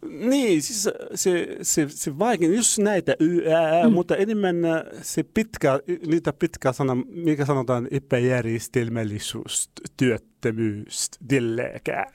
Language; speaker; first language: Finnish; non-native, fluent; Arabic